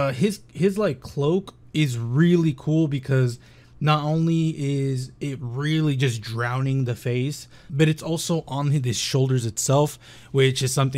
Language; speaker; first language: English; native; English